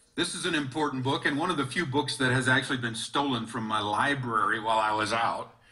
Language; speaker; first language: English; native; English